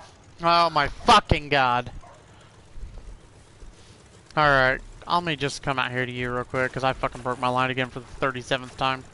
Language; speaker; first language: English; native; English